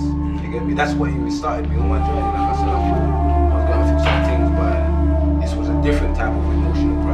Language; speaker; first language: English; native; English